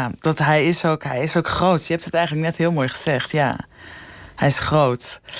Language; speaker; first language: Dutch; early bilingual, other home language; Persian